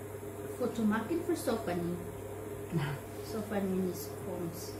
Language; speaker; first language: German; non-native, learner; Filipino